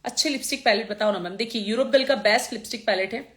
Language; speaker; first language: Hindi; non-native, local second language; Gujarati